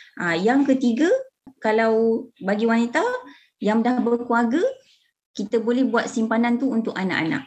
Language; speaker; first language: Malay; native; Malay